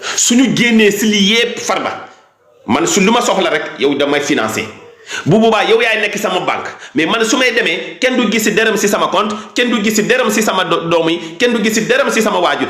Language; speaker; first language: Wolof; non-native, local second language; Fula